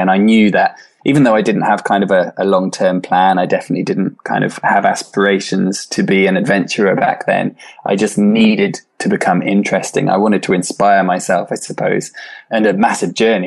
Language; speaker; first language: English; native; English